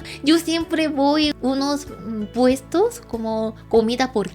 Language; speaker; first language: Spanish; non-native, learner; Korean